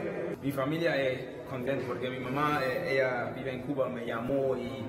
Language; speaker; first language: Spanish; non-native, learner; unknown